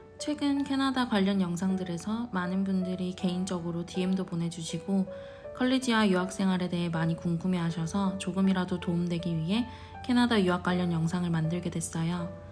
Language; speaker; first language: Korean; native; Korean